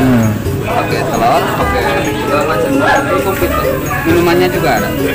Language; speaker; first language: Indonesian; non-native, local second language; Sundanese